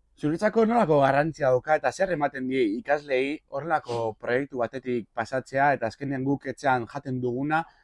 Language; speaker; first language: Basque; native; Basque